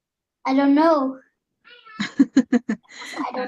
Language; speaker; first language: English; non-native, learner; Vietnamese